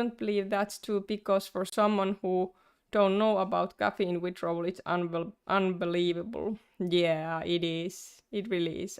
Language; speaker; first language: English; non-native, fluent; Finnish